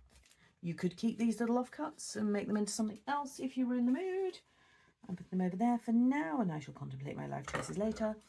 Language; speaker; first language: English; native; English